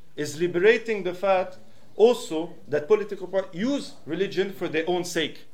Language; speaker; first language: English; non-native, fluent; French